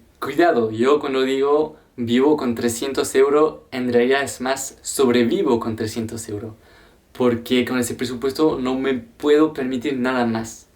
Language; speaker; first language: Spanish; non-native, fluent; French